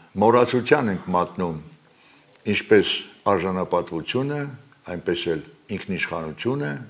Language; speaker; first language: Armenian; native; Armenian